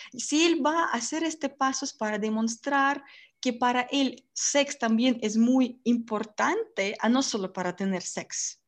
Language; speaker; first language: Spanish; non-native, learner; Russian